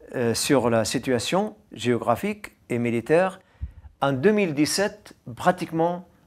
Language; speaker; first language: French; non-native, fluent; Arabic